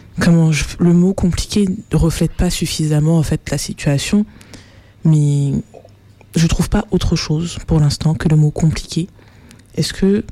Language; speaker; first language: French; native; French